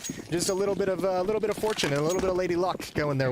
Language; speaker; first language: English; native; English